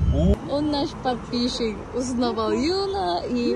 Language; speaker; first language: Russian; non-native, learner; Korean